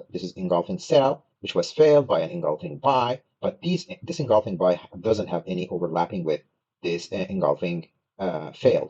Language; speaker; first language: English; non-native, fluent; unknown